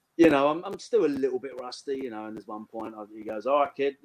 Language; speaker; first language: English; native; English